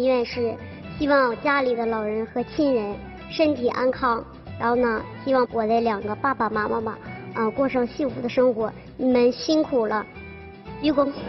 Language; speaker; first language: Chinese; native; Chinese